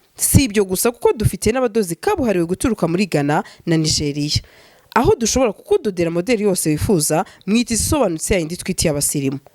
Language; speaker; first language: Kinyarwanda; native; Kinyarwanda